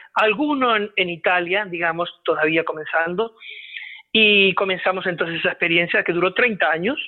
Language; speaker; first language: Spanish; native; Spanish